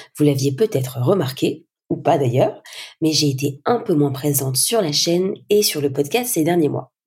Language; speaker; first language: French; native; French